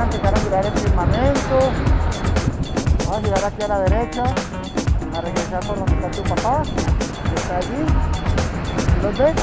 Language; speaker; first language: Spanish; native; Spanish